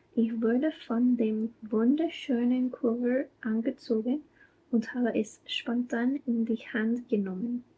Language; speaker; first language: German; non-native, learner; English